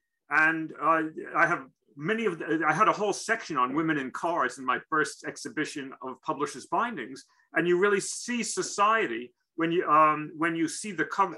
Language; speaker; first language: English; native; English